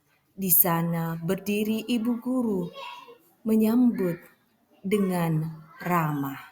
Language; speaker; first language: Indonesian; native; Indonesian